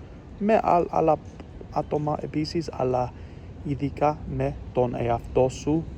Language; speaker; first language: Greek; non-native, learner; English